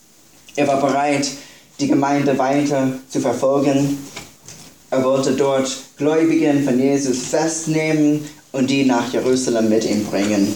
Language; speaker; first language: German; non-native, fluent; English